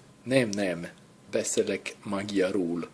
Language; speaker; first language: Hungarian; non-native, learner; English